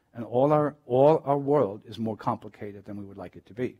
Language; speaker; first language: English; native; English